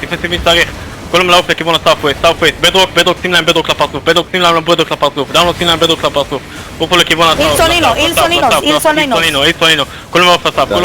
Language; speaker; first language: Hebrew; native; Hebrew